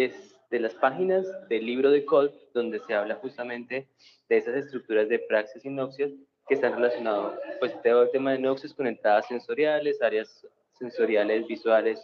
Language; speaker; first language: Spanish; native; Spanish